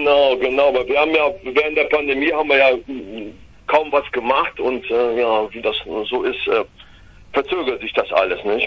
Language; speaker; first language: German; native; German